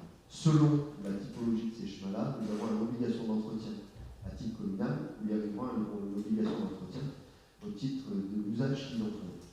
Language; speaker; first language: French; native; French